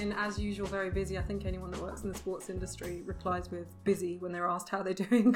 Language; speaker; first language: English; native; English